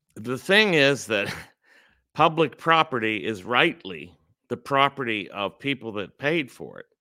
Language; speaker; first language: English; native; English